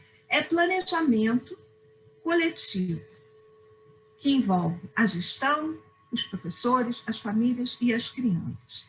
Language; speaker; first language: Portuguese; native; Portuguese